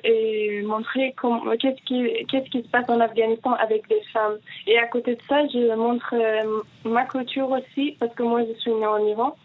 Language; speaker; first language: French; non-native, fluent; Persian